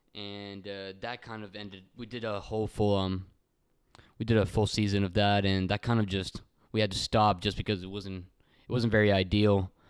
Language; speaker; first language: English; early bilingual, other home language; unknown